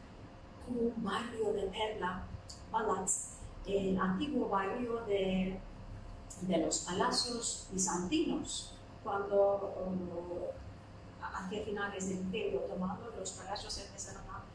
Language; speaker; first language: Spanish; non-native, fluent; Turkish